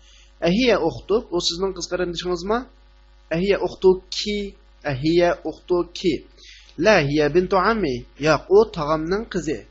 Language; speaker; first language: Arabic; non-native, fluent; Uyghur